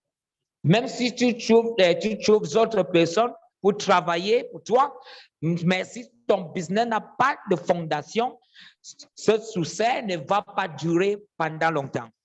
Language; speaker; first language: French; non-native, fluent; English